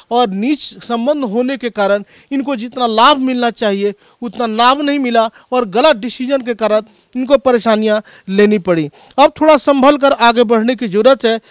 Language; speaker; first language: Hindi; native; Hindi